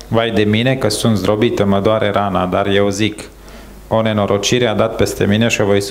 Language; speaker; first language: Romanian; native; Romanian